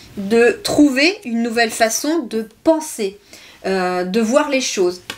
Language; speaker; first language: French; native; French